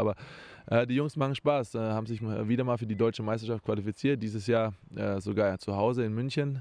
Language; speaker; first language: German; native; German